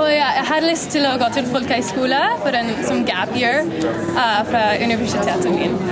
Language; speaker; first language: Norwegian; non-native, learner; English